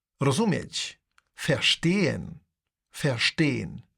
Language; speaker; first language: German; non-native, fluent; Polish